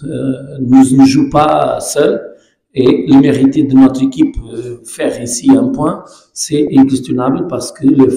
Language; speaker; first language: French; non-native, fluent; Portuguese